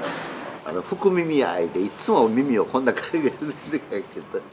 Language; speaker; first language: Japanese; native; Japanese